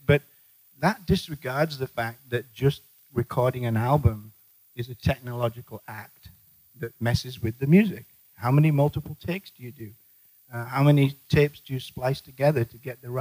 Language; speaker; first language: English; native; English